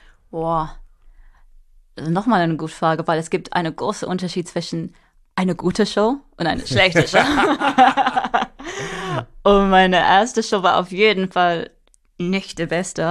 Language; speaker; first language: German; non-native, fluent; English